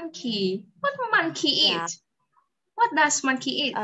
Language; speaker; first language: English; non-native, fluent; Vietnamese